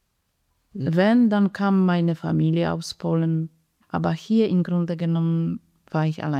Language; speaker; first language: German; non-native, fluent; Polish